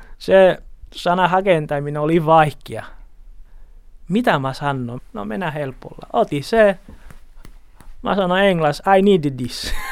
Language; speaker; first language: Finnish; non-native, learner; Portuguese